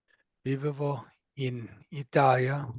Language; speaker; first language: Italian; non-native, learner; English